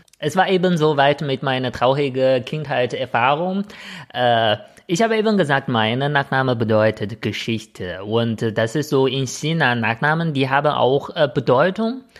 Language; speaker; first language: German; non-native, fluent; Chinese